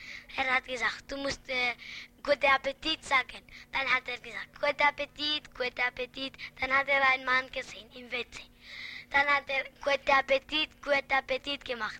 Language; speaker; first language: German; early bilingual, other home language; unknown